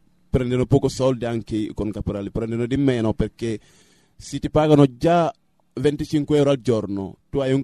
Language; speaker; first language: Italian; non-native, fluent; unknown